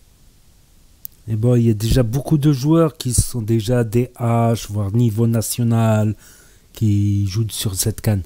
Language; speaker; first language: French; native; French